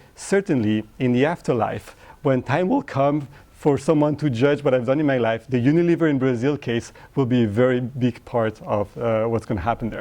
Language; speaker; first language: English; non-native, fluent; French